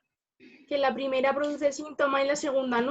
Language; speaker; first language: Spanish; native; Spanish